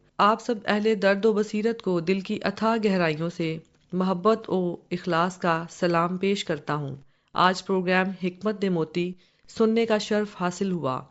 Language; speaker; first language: Urdu; non-native, local second language; Punjabi